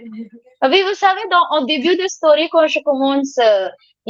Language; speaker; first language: French; non-native, learner; Hindi